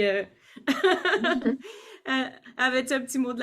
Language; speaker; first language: French; native; French